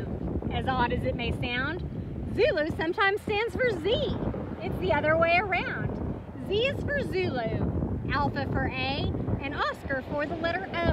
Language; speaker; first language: English; native; English